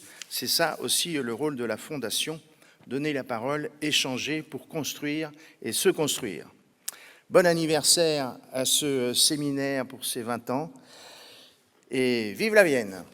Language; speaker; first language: French; native; French